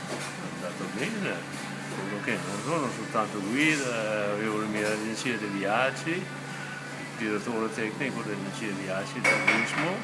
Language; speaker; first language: Italian; non-native, fluent; Danish